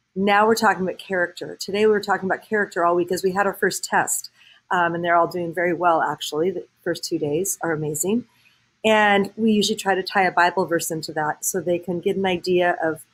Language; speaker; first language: English; native; English